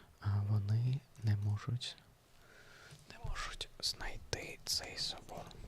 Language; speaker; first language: Ukrainian; non-native, learner; Russian